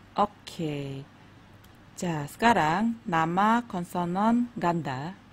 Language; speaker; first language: Indonesian; non-native, fluent; Korean